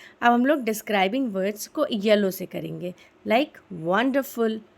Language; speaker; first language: Hindi; native; Hindi